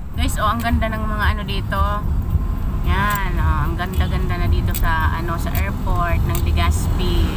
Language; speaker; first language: Filipino; non-native, local second language; Bikol